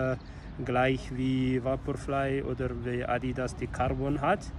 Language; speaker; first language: German; non-native, learner; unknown